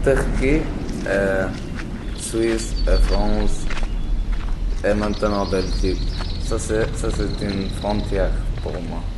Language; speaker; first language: French; non-native, learner; Arabic